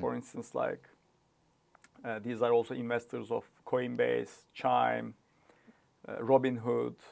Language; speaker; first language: English; non-native, fluent; Turkish